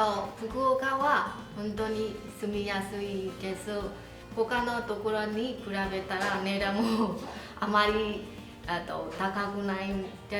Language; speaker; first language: Japanese; non-native, fluent; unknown